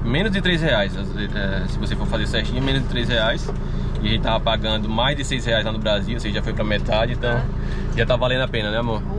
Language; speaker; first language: Portuguese; native; Portuguese